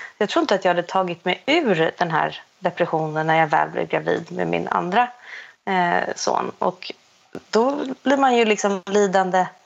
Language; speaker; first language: Swedish; native; Swedish